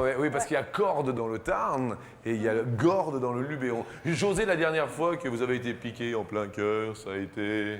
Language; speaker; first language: French; native; French